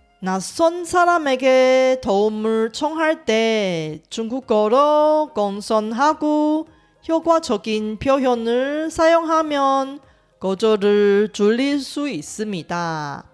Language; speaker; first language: Korean; non-native, fluent; Chinese